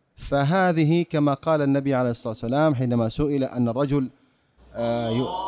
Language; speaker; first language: Arabic; native; Arabic